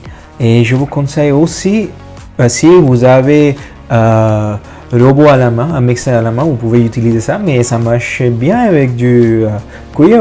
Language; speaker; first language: French; non-native, fluent; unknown